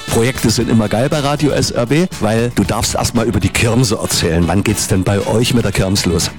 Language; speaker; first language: German; native; German